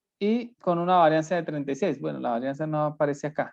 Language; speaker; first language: Spanish; native; Spanish